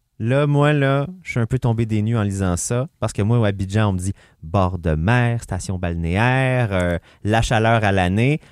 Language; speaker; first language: French; native; French